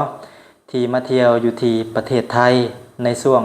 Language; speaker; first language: Thai; non-native, local second language; Northeastern Thai